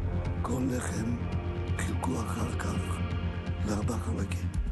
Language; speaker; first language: Hebrew; non-native, fluent; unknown